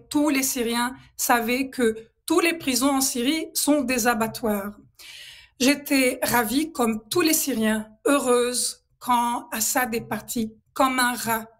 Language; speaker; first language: French; non-native, local second language; Arabic